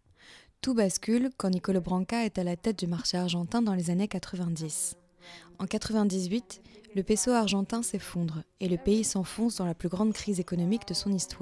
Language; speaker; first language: French; native; French